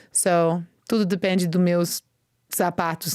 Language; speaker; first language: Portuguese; non-native, learner; English